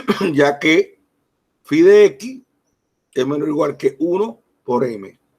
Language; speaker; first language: Spanish; native; Spanish